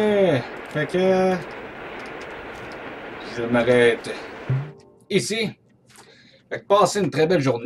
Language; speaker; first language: French; native; French